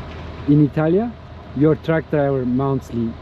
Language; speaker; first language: English; non-native, learner; Turkish